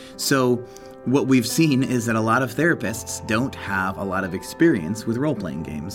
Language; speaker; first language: English; native; English